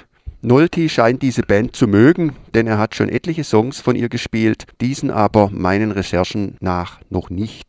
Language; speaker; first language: German; native; German